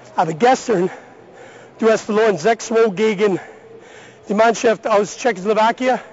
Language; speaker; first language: German; non-native, learner; English